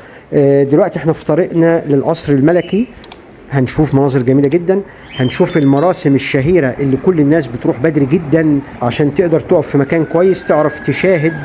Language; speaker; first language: Arabic; native; Arabic